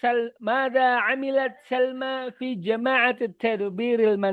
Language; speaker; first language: Arabic; non-native, fluent; Indonesian